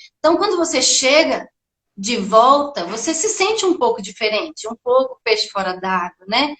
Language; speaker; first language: Portuguese; native; Portuguese